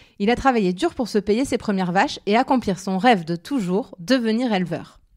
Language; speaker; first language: French; native; French